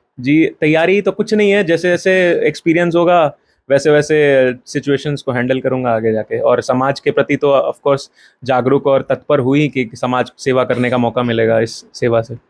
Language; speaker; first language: Hindi; native; Hindi